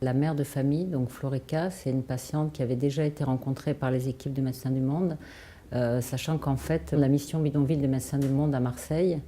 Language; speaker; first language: French; native; French